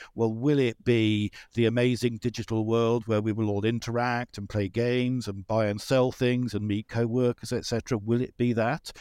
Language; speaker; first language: English; native; English